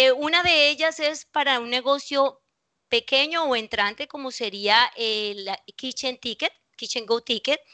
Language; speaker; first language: Spanish; native; Spanish